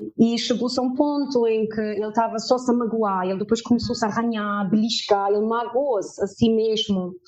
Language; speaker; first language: Portuguese; early bilingual, heritage; German